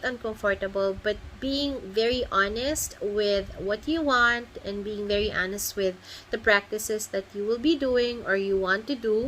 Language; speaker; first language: English; non-native, local second language; Filipino